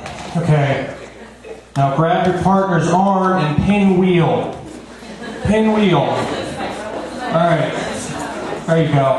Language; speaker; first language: English; native; English